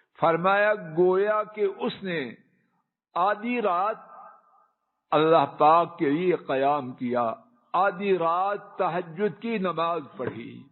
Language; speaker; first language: Urdu; non-native, local second language; Punjabi